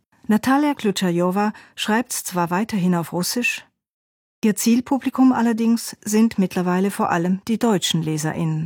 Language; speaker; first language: German; native; German